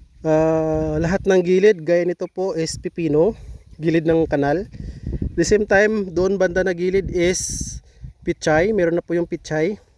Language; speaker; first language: Filipino; non-native, local second language; Hiligaynon